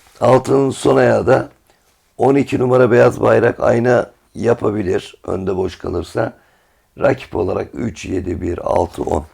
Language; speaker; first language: Turkish; native; Turkish